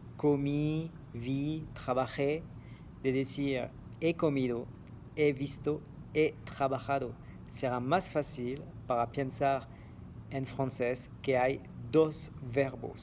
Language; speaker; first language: Spanish; non-native, fluent; French